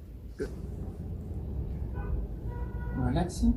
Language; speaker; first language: English; non-native, learner; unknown